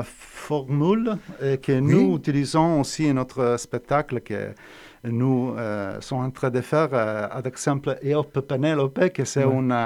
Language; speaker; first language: French; non-native, fluent; Italian